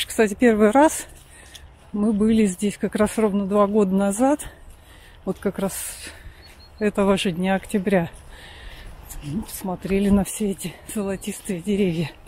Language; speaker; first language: Russian; native; Russian